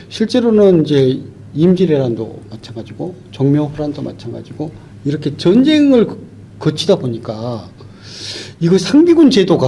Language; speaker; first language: Korean; native; Korean